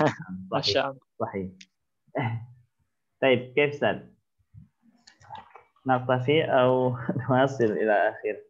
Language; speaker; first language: Indonesian; native; Indonesian